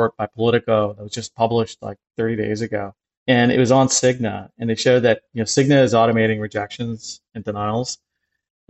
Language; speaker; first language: English; native; English